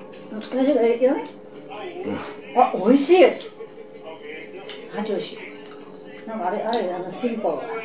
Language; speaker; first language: Japanese; non-native, learner; Filipino